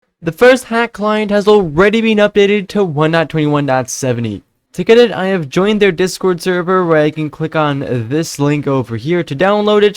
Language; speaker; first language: English; non-native, fluent; Dutch